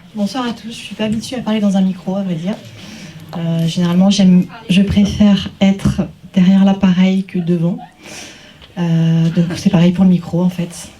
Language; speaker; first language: French; native; French